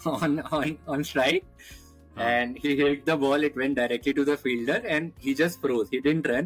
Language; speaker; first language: English; non-native, local second language; Hindi